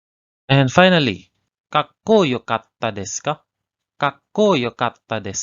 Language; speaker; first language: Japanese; non-native, learner; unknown